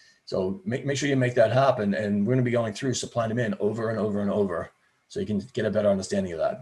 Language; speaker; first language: English; native; English